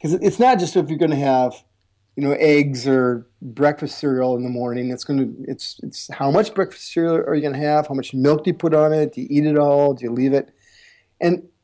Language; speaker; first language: English; native; English